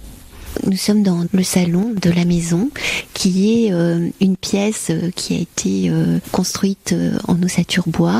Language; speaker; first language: French; native; French